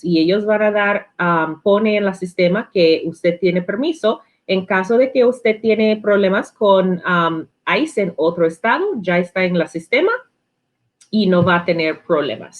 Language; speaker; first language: Spanish; non-native, learner; English